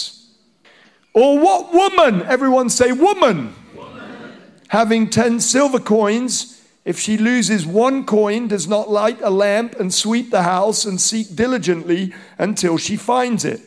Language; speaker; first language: English; non-native, local second language; Hausa